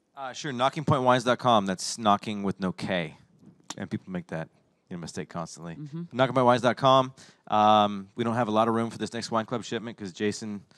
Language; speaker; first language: English; native; English